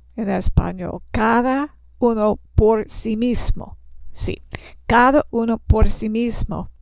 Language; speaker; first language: Spanish; non-native, learner; English